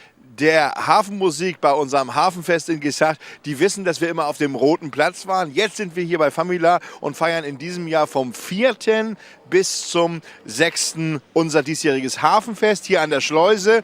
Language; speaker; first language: German; native; German